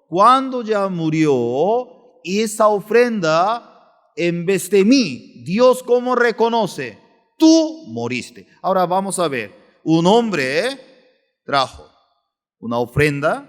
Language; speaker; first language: Spanish; non-native, fluent; Korean